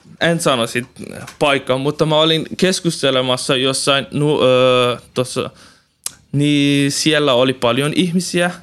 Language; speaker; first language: Finnish; non-native, learner; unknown